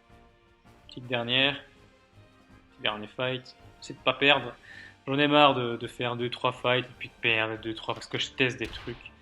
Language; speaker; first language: French; native; French